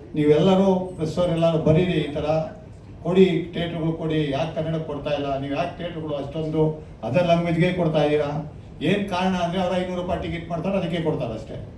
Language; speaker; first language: Kannada; native; Kannada